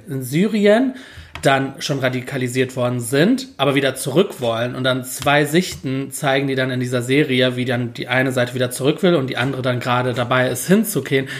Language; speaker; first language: German; early bilingual, other home language; Turkish